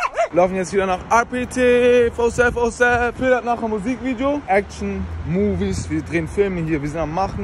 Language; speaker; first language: German; native; German